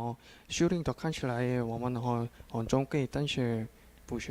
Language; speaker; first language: Chinese; non-native, learner; Korean